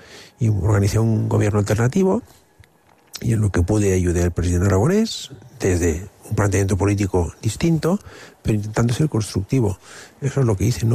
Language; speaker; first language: Spanish; non-native, local second language; Catalan